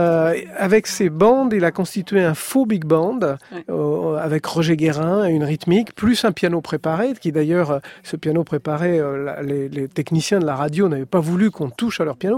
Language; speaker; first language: French; native; French